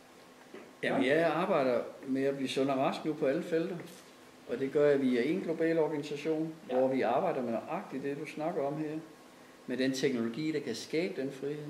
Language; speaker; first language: Danish; native; Danish